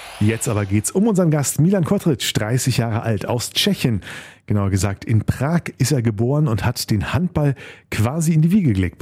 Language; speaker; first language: German; native; German